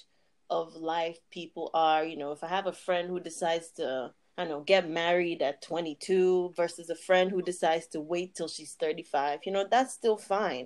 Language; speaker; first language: English; non-native, local second language; Igbo